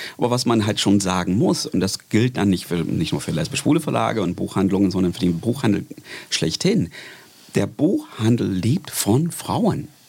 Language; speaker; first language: German; non-native, fluent; English